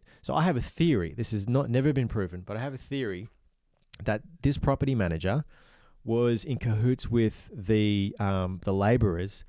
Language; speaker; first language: English; native; English